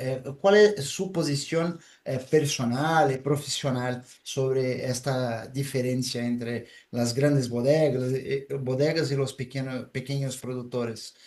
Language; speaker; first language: Spanish; non-native, fluent; Portuguese